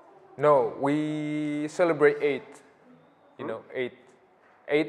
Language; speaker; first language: English; non-native, learner; Indonesian